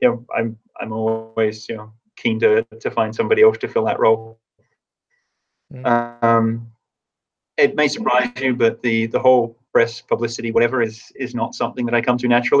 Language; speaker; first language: English; native; English